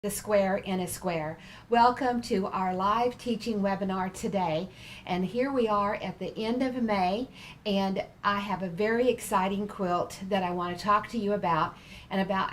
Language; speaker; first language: English; native; English